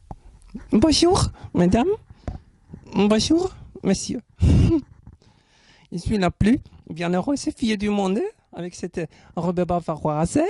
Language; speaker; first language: French; non-native, learner; German